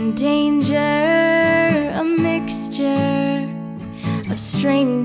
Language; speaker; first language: English; native; English